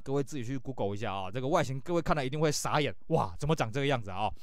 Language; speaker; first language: Chinese; native; Chinese